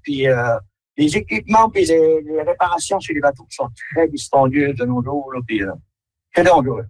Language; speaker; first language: French; native; French